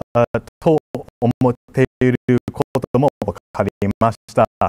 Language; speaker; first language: Japanese; non-native, fluent; English